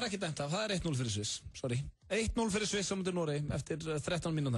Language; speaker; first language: Icelandic; native; Icelandic